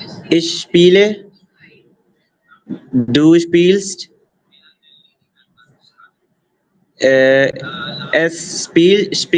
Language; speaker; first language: German; non-native, learner; Urdu